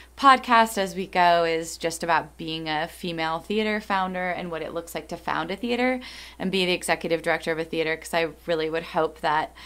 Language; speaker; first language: English; native; English